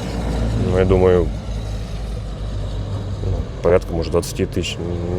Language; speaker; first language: Russian; native; Russian